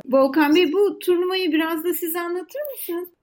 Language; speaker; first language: Turkish; native; Turkish